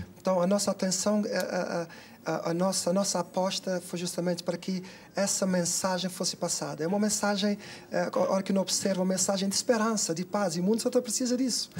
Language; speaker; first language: Portuguese; non-native, local second language; Kabuverdianu